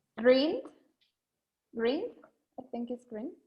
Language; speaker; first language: English; non-native, learner; Spanish